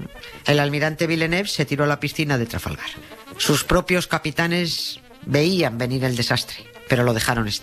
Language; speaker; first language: Spanish; native; Spanish